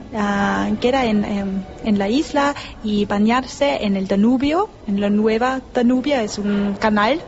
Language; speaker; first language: Spanish; non-native, learner; German